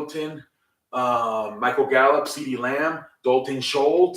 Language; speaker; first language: English; native; English